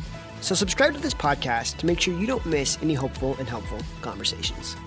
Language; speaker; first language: English; native; English